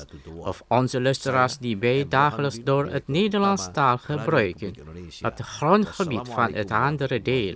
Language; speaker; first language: Dutch; non-native, learner; Indonesian